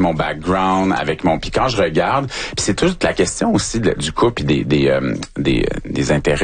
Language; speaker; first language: French; native; French